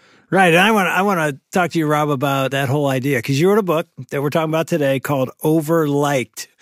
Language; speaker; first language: English; native; English